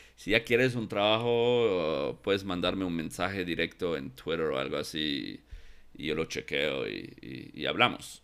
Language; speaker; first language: Spanish; non-native, fluent; English